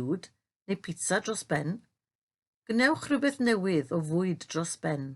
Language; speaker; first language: Welsh; native; Welsh